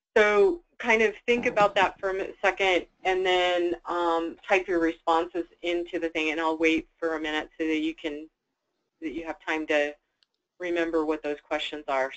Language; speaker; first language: English; native; English